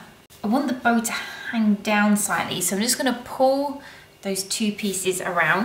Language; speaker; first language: English; native; English